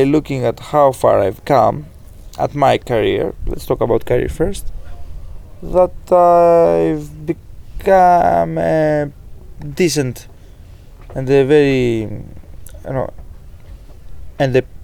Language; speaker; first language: English; non-native, fluent; Greek